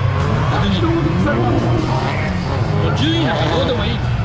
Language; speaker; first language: Japanese; native; Japanese